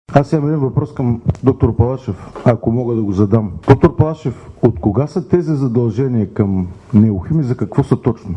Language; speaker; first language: Bulgarian; native; Bulgarian